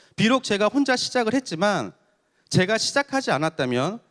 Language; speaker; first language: Korean; native; Korean